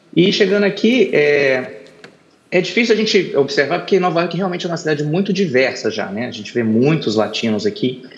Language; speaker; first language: Portuguese; native; Portuguese